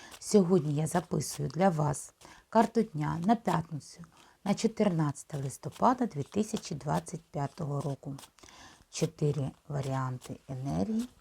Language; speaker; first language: Ukrainian; non-native, local second language; Russian